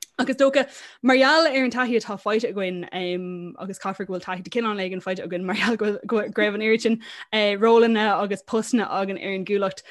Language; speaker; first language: Irish; non-native, local second language; English